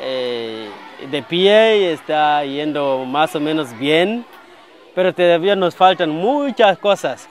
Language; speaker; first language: Spanish; non-native, fluent; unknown